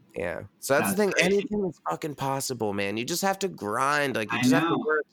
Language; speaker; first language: English; native; English